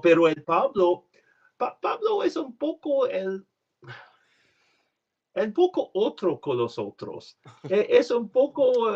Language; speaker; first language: Spanish; non-native, learner; French